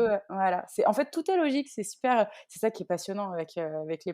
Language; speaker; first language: French; native; French